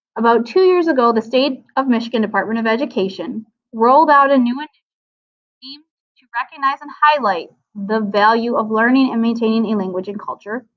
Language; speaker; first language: English; native; English